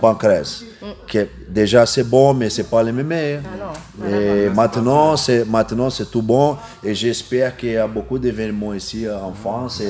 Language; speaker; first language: French; non-native, learner; Portuguese